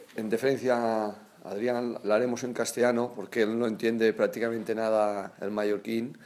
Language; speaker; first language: Spanish; non-native, local second language; Catalan